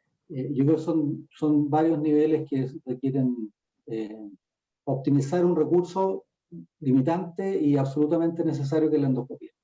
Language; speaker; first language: Spanish; native; Spanish